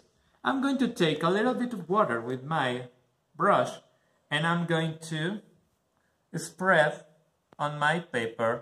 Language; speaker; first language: English; non-native, learner; Spanish